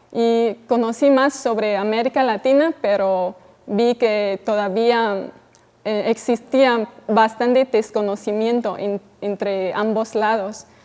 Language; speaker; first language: Spanish; non-native, fluent; Chinese